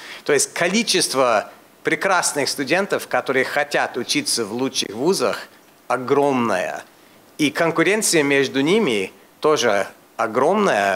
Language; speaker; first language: Russian; non-native, fluent; English